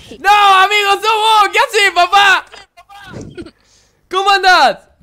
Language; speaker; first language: Spanish; native; Spanish